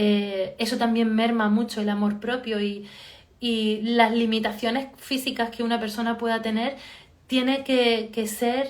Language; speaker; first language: Spanish; native; Spanish